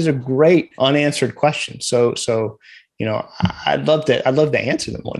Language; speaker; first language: English; native; English